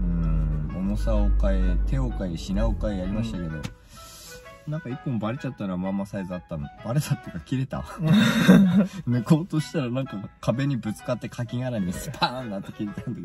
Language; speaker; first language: Japanese; native; Japanese